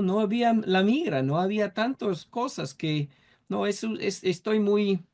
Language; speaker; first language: Spanish; non-native, fluent; English